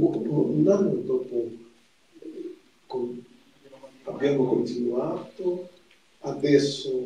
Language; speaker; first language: Italian; non-native, fluent; Portuguese